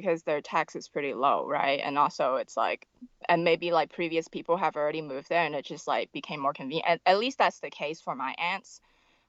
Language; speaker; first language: English; non-native, local second language; Cantonese